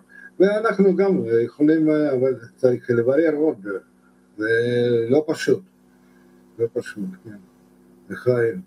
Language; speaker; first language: Hebrew; non-native, learner; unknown